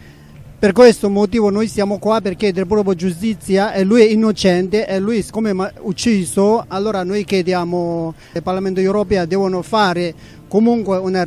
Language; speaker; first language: Italian; non-native, learner; Tibetan